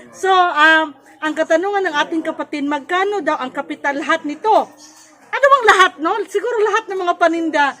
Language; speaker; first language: Filipino; non-native, local second language; Cebuano